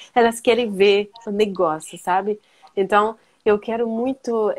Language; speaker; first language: Portuguese; non-native, fluent; French